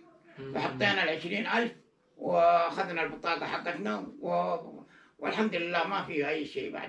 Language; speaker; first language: Arabic; native; Arabic